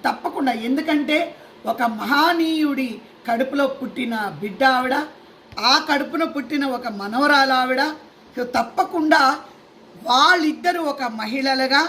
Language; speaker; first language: Telugu; native; Telugu